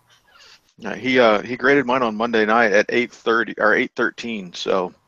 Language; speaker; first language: English; native; English